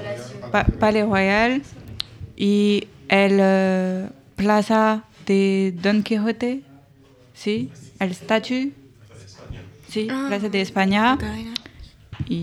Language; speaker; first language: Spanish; non-native, learner; French